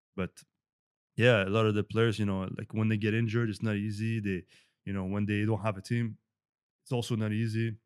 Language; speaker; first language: English; non-native, fluent; French